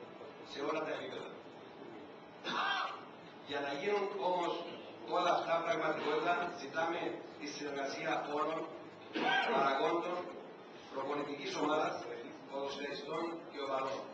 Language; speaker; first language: Greek; native; Greek